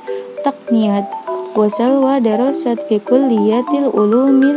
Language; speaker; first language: Arabic; non-native, learner; Indonesian